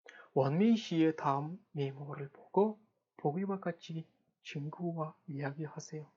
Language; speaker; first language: Korean; non-native, fluent; Kazakh